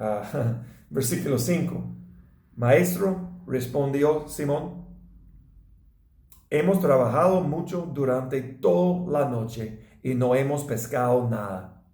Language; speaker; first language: Spanish; non-native, learner; English